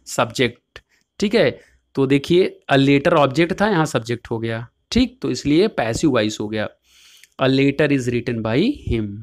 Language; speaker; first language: Hindi; native; Hindi